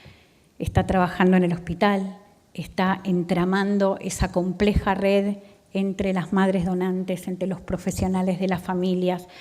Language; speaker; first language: Spanish; native; Spanish